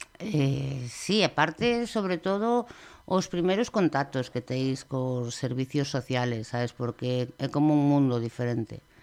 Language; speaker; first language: Galician; native; Galician